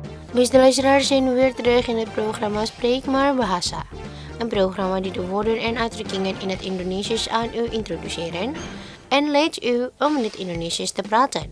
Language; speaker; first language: Dutch; non-native, learner; Indonesian